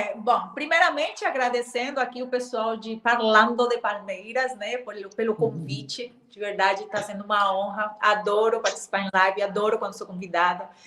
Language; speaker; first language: Portuguese; non-native, fluent; Spanish